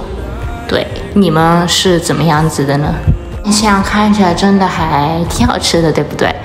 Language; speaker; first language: Chinese; early bilingual, heritage; Chinese